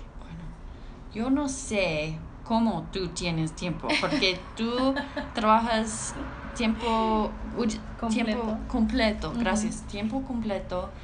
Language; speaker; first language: Spanish; non-native, learner; English